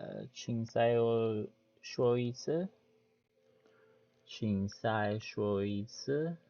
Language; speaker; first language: Chinese; non-native, learner; English